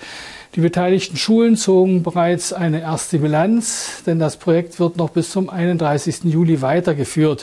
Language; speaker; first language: German; native; German